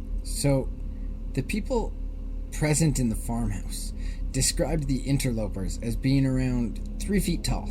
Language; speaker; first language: English; native; English